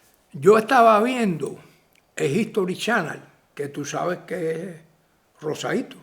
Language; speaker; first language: Spanish; native; Spanish